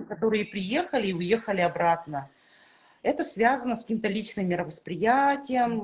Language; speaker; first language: Russian; native; Russian